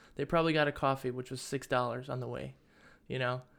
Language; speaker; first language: English; native; English